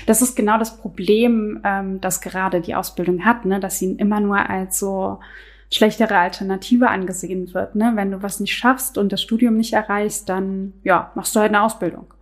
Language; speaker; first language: German; native; German